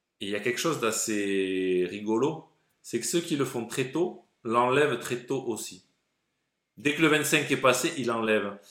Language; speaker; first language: French; native; French